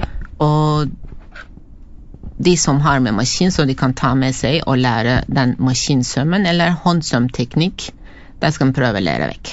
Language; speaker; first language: Norwegian; non-native, fluent; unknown